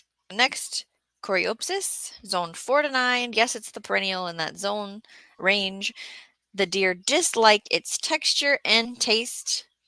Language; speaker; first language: English; native; English